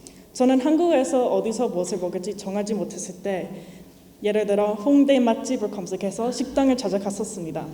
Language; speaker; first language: Korean; non-native, fluent; English